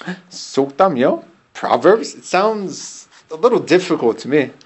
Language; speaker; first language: English; native; English